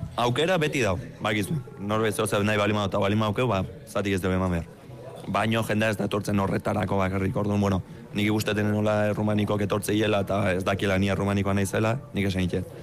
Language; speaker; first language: Basque; early bilingual, other home language; Romanian